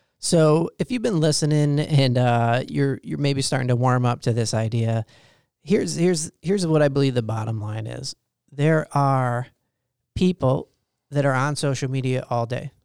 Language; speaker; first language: English; native; English